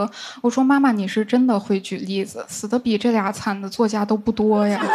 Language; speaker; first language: Chinese; native; Chinese